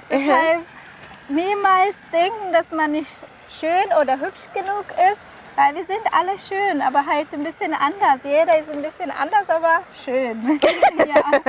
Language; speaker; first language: German; non-native, fluent; Kinyarwanda